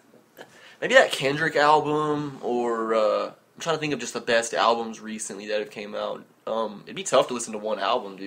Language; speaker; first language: English; native; English